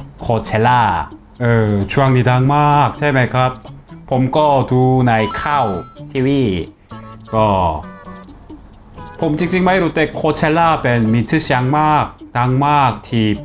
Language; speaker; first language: Thai; non-native, fluent; Korean